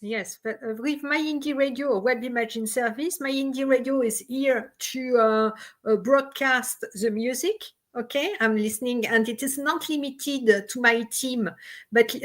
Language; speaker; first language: English; non-native, fluent; French